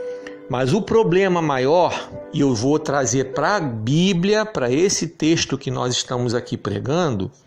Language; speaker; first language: Portuguese; native; Portuguese